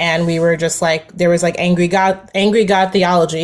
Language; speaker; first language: English; native; English